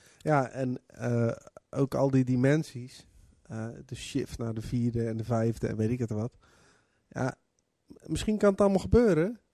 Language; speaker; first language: Dutch; native; Dutch